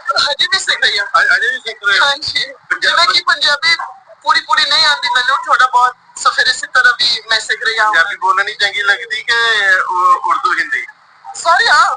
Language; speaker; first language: Punjabi; non-native, learner; English